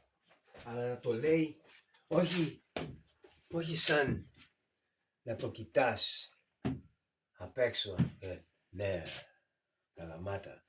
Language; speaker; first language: Greek; early bilingual, heritage; Greek